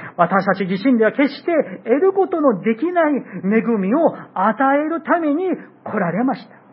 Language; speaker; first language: Japanese; non-native, fluent; Korean